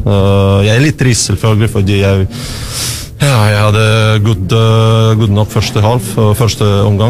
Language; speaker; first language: Norwegian; non-native, learner; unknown